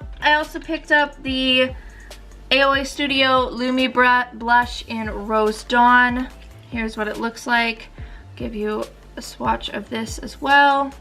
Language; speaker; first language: English; native; English